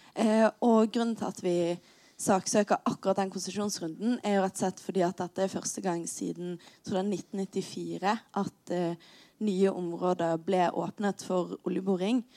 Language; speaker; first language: Norwegian; native; Norwegian